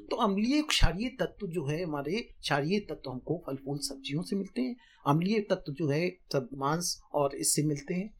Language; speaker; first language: Hindi; native; Hindi